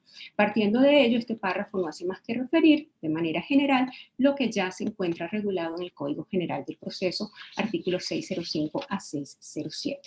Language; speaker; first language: Spanish; native; Spanish